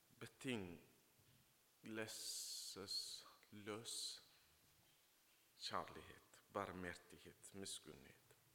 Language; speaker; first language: Norwegian; non-native, fluent; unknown